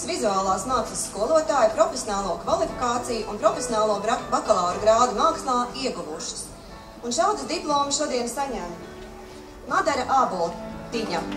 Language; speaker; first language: Latvian; native; Latvian